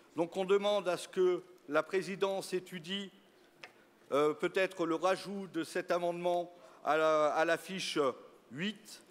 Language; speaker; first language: French; native; French